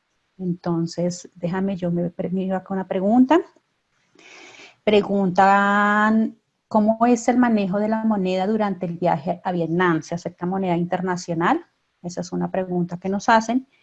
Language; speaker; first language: Spanish; native; Spanish